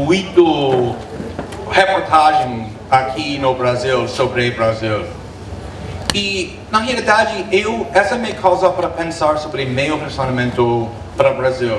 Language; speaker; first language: Portuguese; non-native, fluent; English